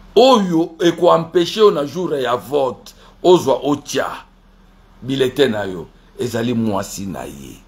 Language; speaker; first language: Lingala; native; Lingala